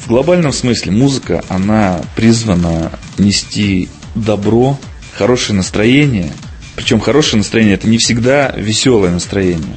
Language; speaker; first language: Russian; native; Russian